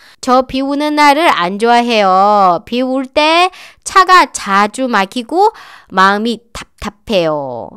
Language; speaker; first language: Korean; non-native, fluent; Chinese